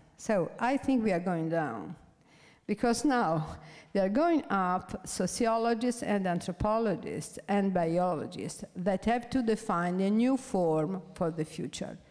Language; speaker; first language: English; non-native, fluent; Italian